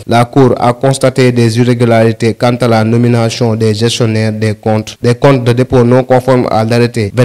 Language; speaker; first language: French; non-native, local second language; Wolof